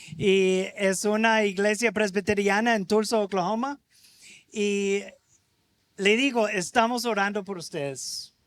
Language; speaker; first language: Spanish; non-native, fluent; English